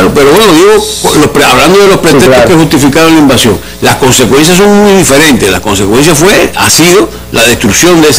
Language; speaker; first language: Spanish; native; Spanish